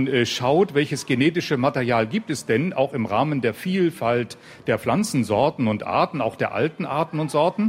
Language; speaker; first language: German; native; German